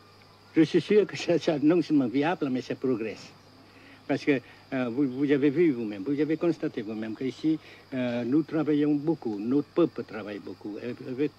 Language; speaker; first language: French; non-native, fluent; Vietnamese